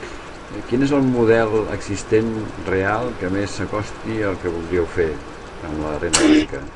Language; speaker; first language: Catalan; native; Catalan